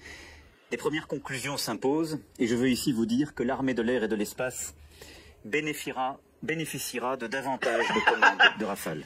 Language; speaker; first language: French; native; French